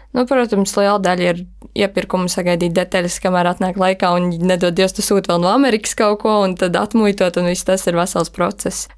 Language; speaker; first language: Latvian; native; Latvian